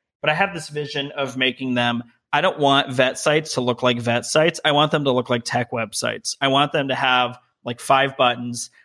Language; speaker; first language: English; native; English